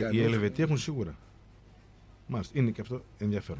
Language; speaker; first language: Greek; native; Greek